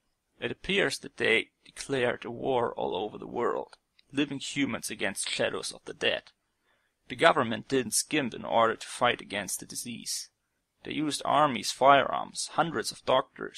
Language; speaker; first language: English; non-native, fluent; German